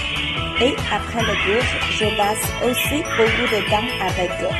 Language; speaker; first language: French; non-native, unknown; Chinese